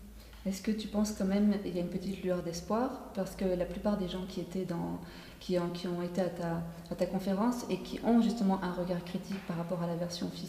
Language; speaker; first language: French; native; French